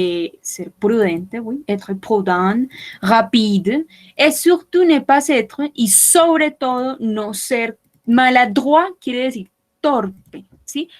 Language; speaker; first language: French; non-native, fluent; Spanish